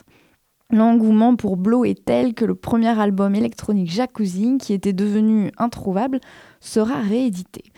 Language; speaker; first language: French; native; French